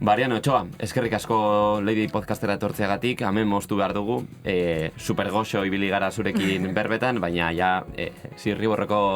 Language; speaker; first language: Basque; native; Basque